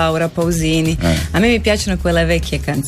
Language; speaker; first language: Italian; non-native, learner; Croatian